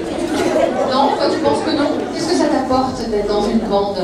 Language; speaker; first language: French; native; French